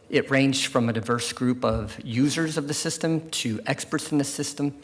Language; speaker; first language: English; native; English